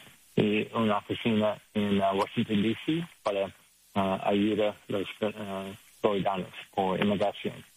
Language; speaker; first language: Spanish; non-native, learner; English